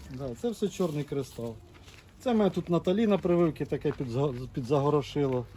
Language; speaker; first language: Ukrainian; non-native, local second language; Russian